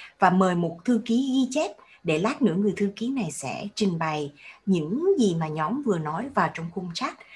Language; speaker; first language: Vietnamese; early bilingual, heritage; Vietnamese